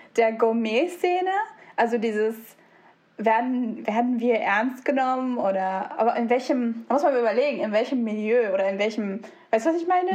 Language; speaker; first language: German; early bilingual, other home language; Turkish